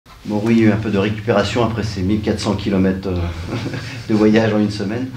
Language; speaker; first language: French; native; French